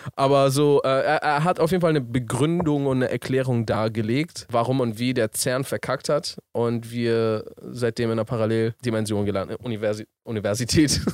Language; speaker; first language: German; early bilingual, other home language; Persian